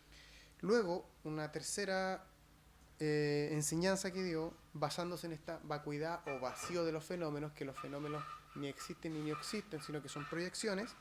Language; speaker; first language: Spanish; native; Spanish